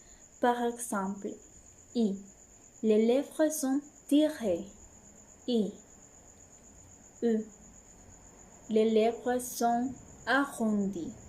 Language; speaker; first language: French; non-native, learner; Spanish